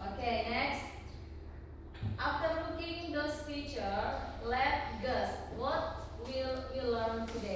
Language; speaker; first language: English; non-native, learner; Indonesian